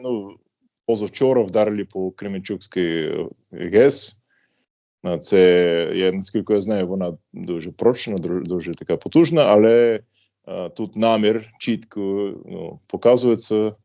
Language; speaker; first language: Ukrainian; non-native, fluent; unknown